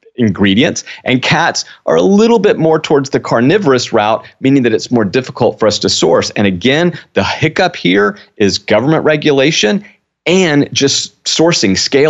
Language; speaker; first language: English; native; English